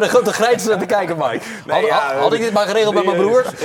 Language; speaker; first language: Dutch; native; Dutch